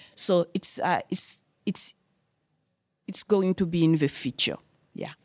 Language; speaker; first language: English; non-native, fluent; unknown